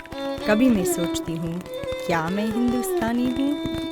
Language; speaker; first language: Hindi; early bilingual, heritage; English